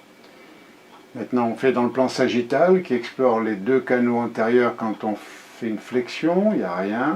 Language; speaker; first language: French; native; French